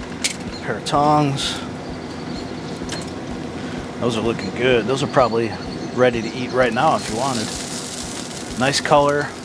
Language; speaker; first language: English; native; English